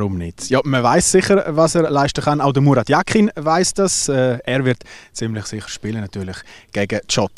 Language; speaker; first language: German; native; German